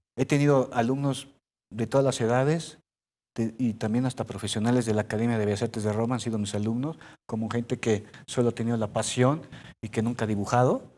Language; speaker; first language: Spanish; early bilingual, heritage; Spanish